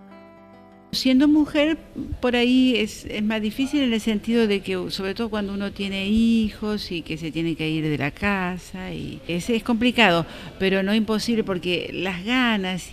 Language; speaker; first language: Spanish; native; Spanish